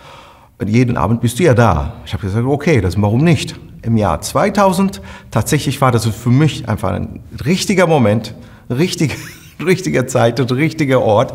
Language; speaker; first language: German; non-native, fluent; Turkish